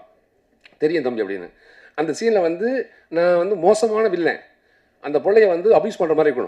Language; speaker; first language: Tamil; native; Tamil